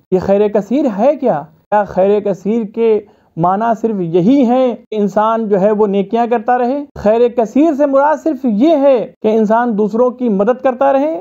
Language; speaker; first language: Urdu; native; Urdu